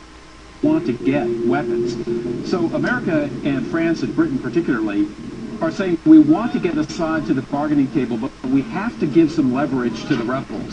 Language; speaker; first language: English; native; English